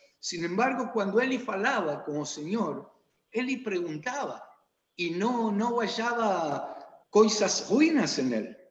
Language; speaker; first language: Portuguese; non-native, learner; Spanish